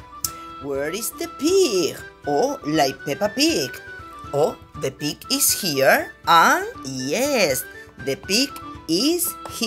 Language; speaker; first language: English; non-native, fluent; Spanish